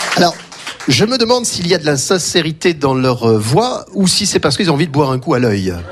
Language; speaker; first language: French; native; French